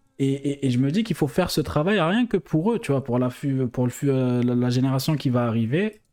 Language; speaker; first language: French; non-native, local second language; Arabic